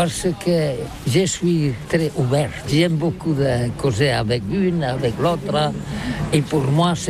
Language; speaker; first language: French; non-native, learner; Catalan